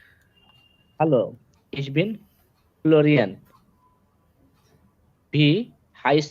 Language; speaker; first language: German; non-native, learner; Bangla